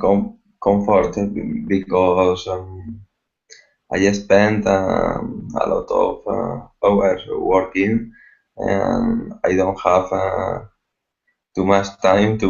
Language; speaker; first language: English; non-native, learner; Spanish